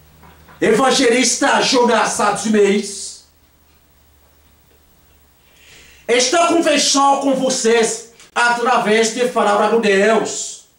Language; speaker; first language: Portuguese; non-native, learner; Haitian Creole